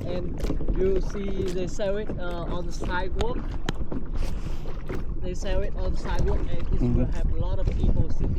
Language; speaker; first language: English; non-native, learner; Vietnamese